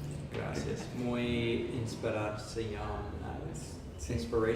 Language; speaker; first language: Spanish; non-native, learner; English